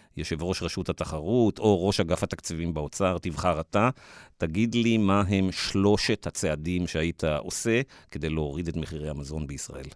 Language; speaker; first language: Hebrew; native; Hebrew